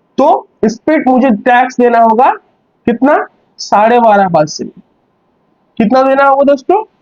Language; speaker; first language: Hindi; non-native, local second language; Bangla